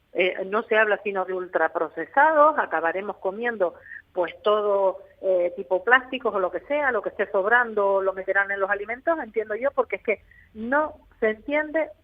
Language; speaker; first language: Spanish; native; Spanish